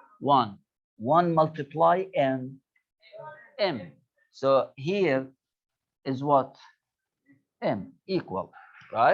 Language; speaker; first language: English; non-native, local second language; Arabic